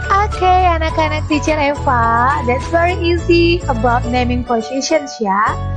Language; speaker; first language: English; non-native, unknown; Indonesian